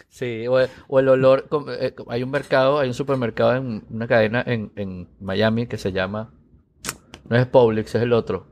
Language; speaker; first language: Spanish; native; Spanish